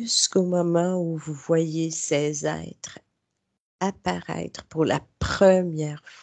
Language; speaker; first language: French; native; French